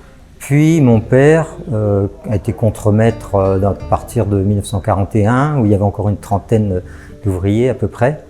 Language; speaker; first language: French; native; French